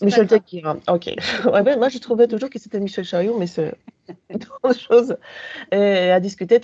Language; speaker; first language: French; non-native, fluent; Polish